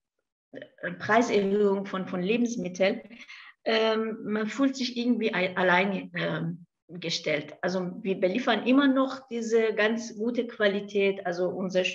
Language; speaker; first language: German; non-native, fluent; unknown